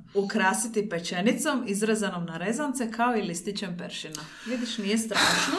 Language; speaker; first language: Croatian; native; Croatian